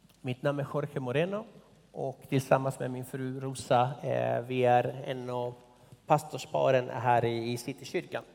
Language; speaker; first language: Swedish; non-native, fluent; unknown